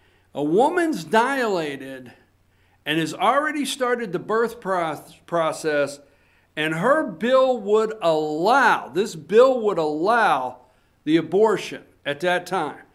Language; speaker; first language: English; native; English